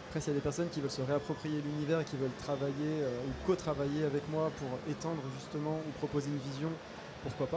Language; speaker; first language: French; native; French